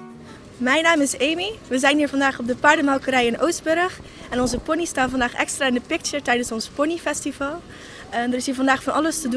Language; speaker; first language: Dutch; native; Dutch